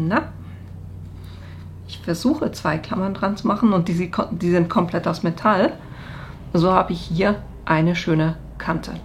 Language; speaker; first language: German; native; German